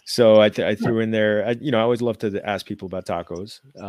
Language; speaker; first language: English; native; English